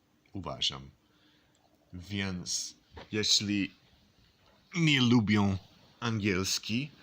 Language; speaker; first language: Polish; non-native, learner; English